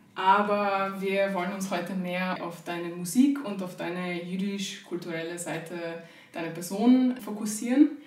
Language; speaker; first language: German; native; German